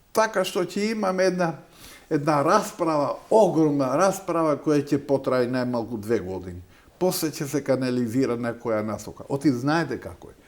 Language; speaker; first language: Macedonian; non-native, local second language; Albanian